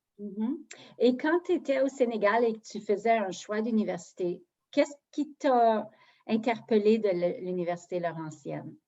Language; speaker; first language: French; native; French